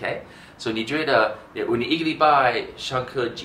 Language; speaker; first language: Chinese; non-native, fluent; English